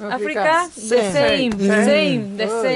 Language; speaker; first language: English; non-native, learner; Spanish